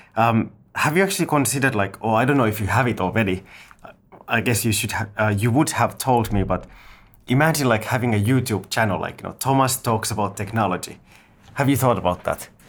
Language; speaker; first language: English; non-native, fluent; Finnish